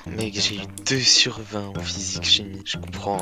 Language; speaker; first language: French; native; French